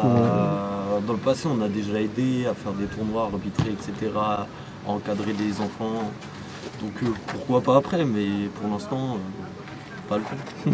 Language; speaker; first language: French; native; French